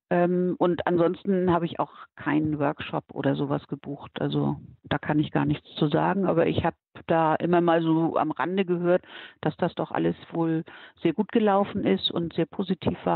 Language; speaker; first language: German; native; German